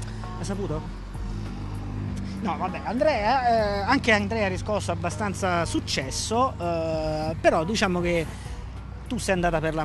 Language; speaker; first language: Italian; native; Italian